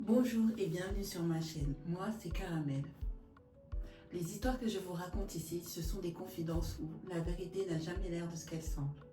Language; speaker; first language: French; native; French